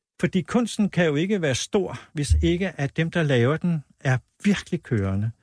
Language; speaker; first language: Danish; native; Danish